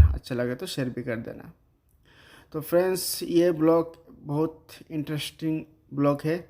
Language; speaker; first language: Hindi; non-native, local second language; Bangla